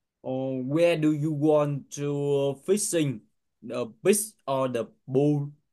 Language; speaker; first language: English; non-native, learner; Vietnamese